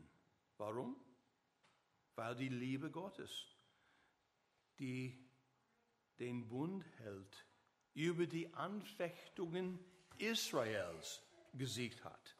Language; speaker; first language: German; non-native, learner; English